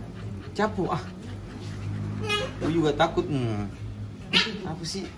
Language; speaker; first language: Indonesian; native; Indonesian